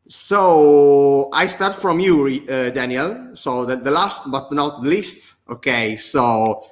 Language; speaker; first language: English; non-native, learner; Italian